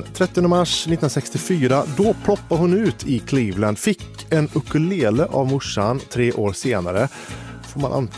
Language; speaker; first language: Swedish; native; Swedish